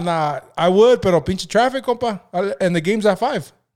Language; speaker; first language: English; early bilingual, other home language; Spanish